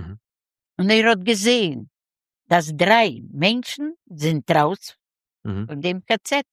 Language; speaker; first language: German; non-native, learner; Russian